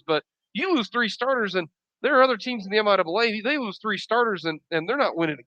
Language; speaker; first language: English; native; English